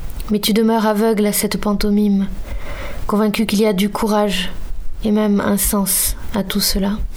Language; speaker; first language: French; native; French